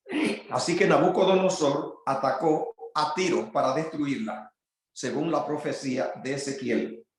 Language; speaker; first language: Spanish; native; Spanish